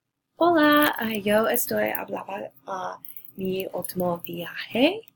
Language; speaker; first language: Spanish; non-native, learner; English